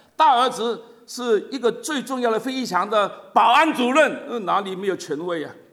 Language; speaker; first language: Chinese; non-native, local second language; Cantonese